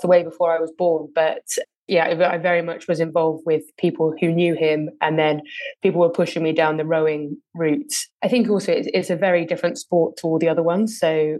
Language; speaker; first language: English; native; English